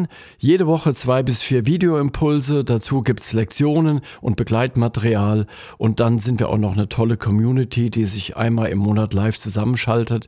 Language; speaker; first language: German; native; German